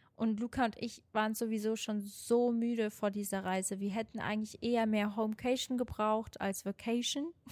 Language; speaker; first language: German; non-native, fluent; Portuguese